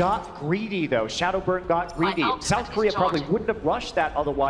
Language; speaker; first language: English; native; English